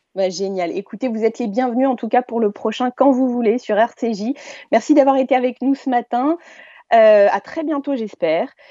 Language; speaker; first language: French; native; French